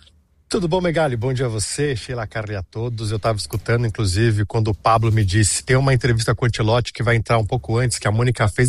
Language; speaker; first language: Portuguese; native; Portuguese